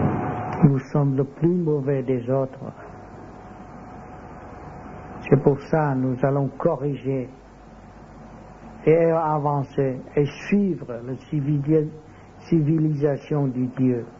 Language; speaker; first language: French; non-native, learner; Vietnamese